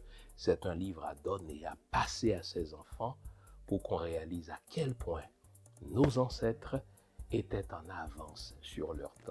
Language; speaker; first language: French; non-native, local second language; Haitian Creole